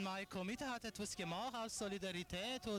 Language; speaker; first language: German; non-native, learner; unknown